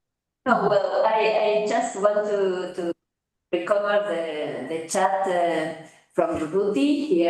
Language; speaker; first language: English; non-native, fluent; Spanish